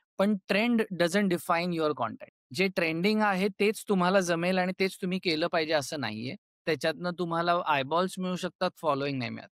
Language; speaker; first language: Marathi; native; Marathi